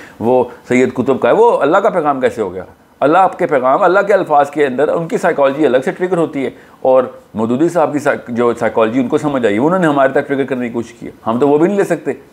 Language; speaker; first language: Urdu; native; Urdu